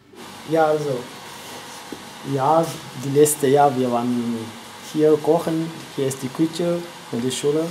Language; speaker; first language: German; non-native, learner; French